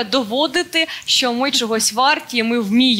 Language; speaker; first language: Ukrainian; native; Ukrainian